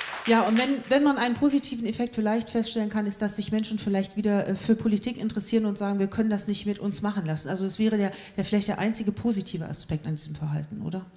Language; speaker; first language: German; native; German